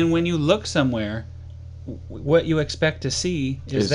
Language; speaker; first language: English; native; English